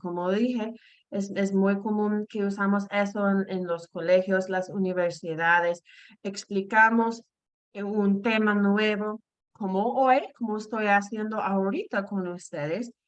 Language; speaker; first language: Spanish; non-native, fluent; English